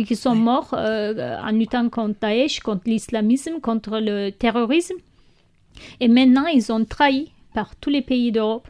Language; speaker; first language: French; non-native, learner; Kurdish